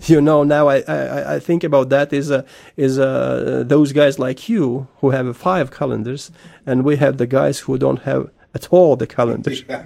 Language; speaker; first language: English; non-native, fluent; Latvian